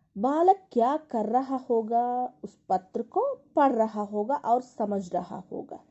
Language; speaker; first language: Hindi; non-native, local second language; Telugu